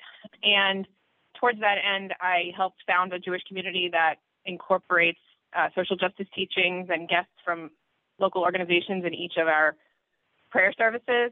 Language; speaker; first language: English; native; English